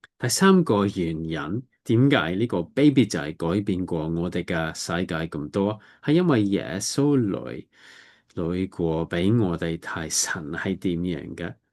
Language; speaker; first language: Cantonese; non-native, learner; English